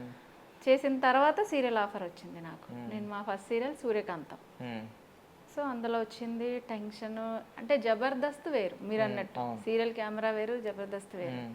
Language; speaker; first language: Telugu; native; Telugu